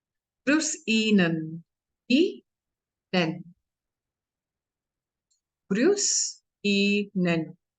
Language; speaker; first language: German; non-native, learner; Hindi